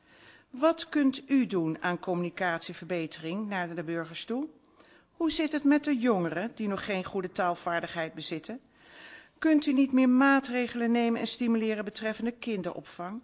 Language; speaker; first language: Dutch; native; Dutch